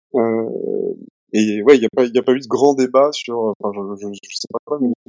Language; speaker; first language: French; native; French